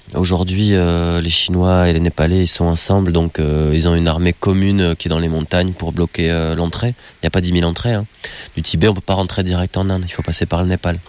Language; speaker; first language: French; native; French